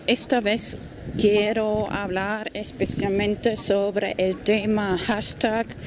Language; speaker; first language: Spanish; non-native, fluent; German